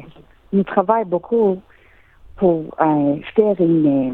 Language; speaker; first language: French; non-native, learner; English